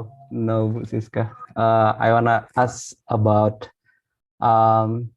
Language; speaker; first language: English; non-native, learner; Indonesian